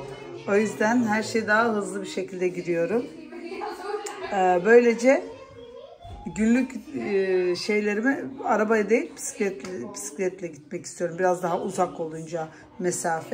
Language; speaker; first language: Turkish; early bilingual, heritage; Turkish